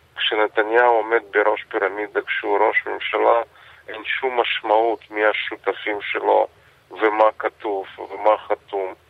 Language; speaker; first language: Hebrew; non-native, fluent; Russian